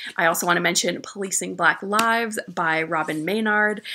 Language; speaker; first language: English; native; English